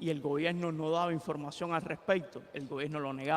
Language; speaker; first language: Spanish; native; Spanish